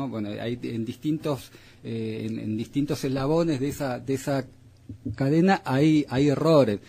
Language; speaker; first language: Spanish; native; Spanish